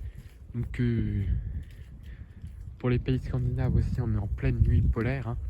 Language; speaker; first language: French; native; French